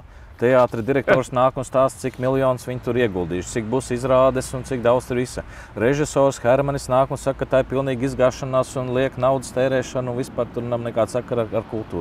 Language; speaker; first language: Latvian; native; Latvian